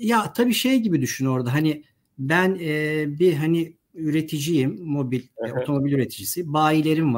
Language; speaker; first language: Turkish; native; Turkish